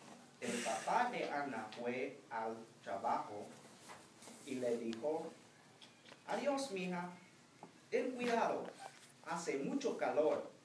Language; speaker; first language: Spanish; non-native, fluent; English